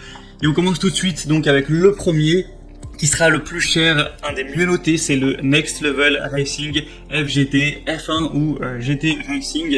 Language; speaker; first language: French; native; French